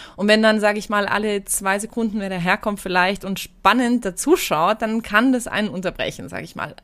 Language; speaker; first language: German; native; German